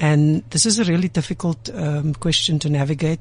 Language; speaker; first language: English; native; English